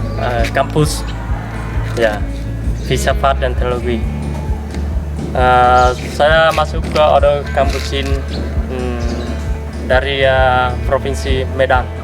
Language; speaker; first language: Indonesian; non-native, learner; Vietnamese